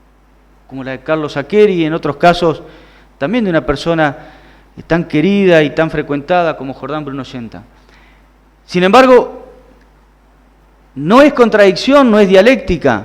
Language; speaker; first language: Spanish; native; Spanish